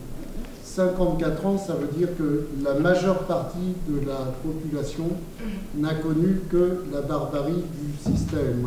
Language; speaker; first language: French; native; French